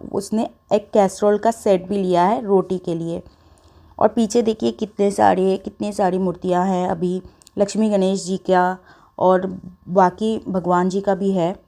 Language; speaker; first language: Hindi; non-native, local second language; Bangla